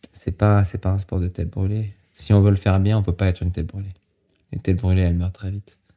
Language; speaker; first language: French; native; French